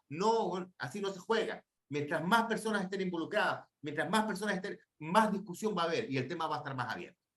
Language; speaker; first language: Spanish; native; Spanish